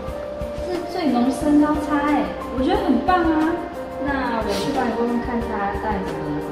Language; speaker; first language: Chinese; native; Chinese